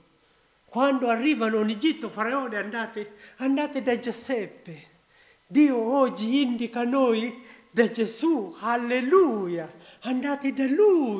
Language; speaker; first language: Italian; non-native, learner; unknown